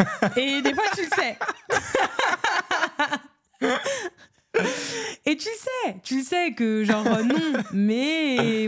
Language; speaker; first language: French; native; French